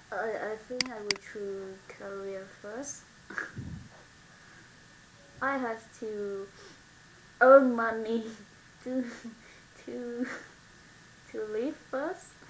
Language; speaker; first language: English; non-native, learner; Vietnamese